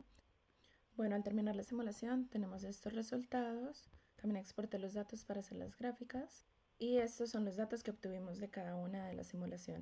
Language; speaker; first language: Spanish; native; Spanish